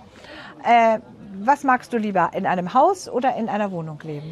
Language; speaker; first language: German; native; German